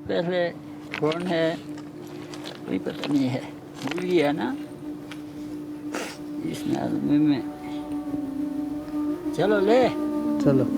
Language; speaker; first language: Hindi; non-native, local second language; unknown